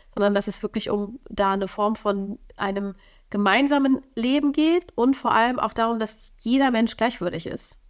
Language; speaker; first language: German; native; German